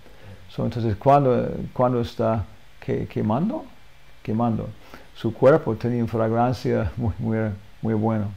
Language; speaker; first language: Spanish; non-native, learner; English